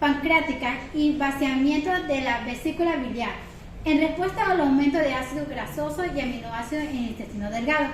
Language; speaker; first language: Spanish; native; Spanish